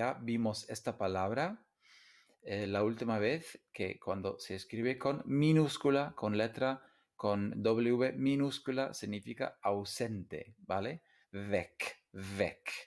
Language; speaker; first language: Spanish; non-native, fluent; English